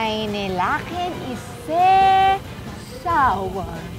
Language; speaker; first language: German; non-native, learner; Filipino